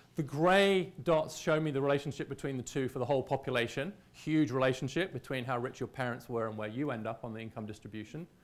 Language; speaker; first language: English; native; English